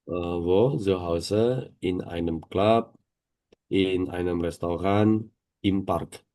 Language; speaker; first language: German; non-native, learner; Indonesian